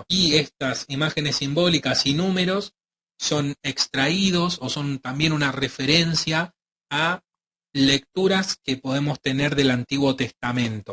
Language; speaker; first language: Spanish; native; Spanish